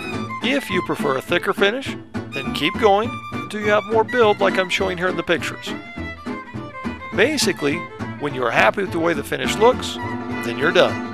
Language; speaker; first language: English; native; English